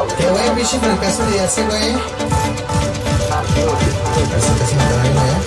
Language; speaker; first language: Spanish; native; Spanish